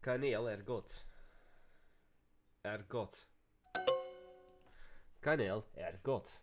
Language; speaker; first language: Swedish; non-native, learner; English